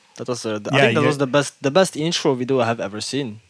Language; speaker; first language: English; non-native, fluent; French